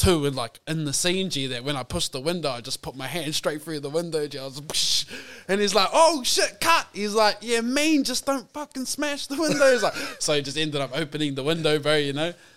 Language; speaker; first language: English; native; English